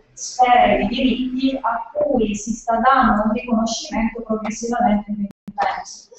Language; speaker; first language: Italian; native; Italian